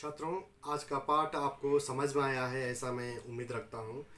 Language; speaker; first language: Hindi; non-native, local second language; Telugu